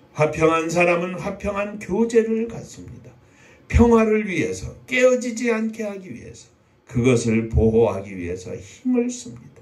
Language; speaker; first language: Korean; native; Korean